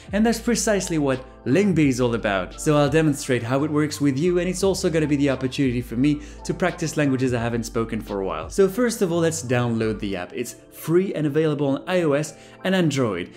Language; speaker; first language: English; non-native, fluent; French